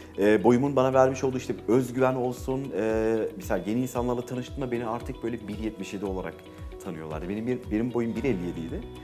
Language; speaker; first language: Turkish; early bilingual, heritage; Turkish